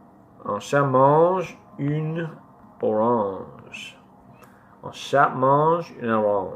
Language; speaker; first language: French; non-native, learner; English